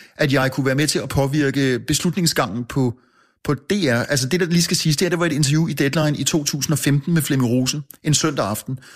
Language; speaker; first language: Danish; native; Danish